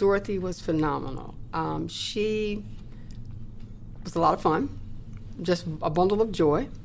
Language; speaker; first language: English; native; English